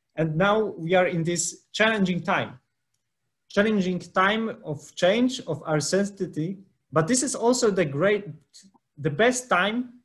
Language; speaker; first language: English; non-native, fluent; Polish